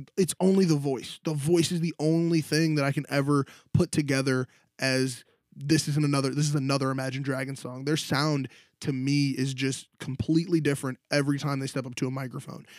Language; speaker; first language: English; native; English